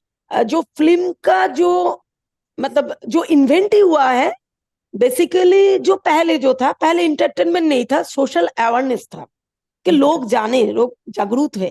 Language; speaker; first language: Hindi; non-native, local second language; Bangla